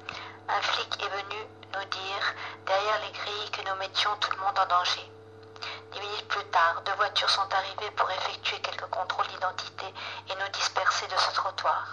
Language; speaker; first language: French; native; French